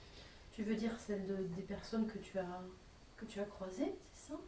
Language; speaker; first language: French; native; French